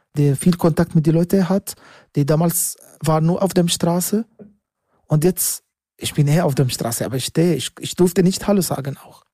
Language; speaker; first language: German; non-native, fluent; Arabic